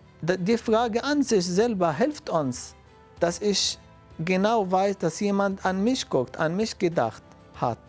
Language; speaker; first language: German; non-native, fluent; Arabic